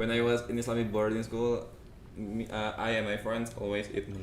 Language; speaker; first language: English; non-native, fluent; Indonesian